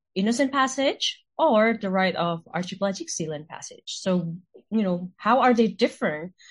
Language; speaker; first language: English; non-native, fluent; Indonesian